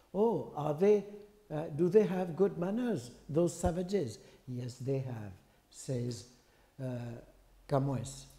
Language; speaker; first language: English; non-native, fluent; French